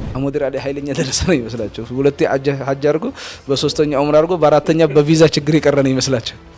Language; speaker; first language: Amharic; non-native, local second language; Afar